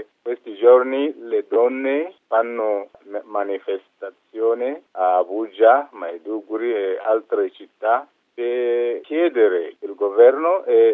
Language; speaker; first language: Italian; non-native, fluent; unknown